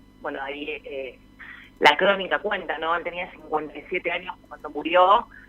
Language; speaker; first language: Spanish; native; Spanish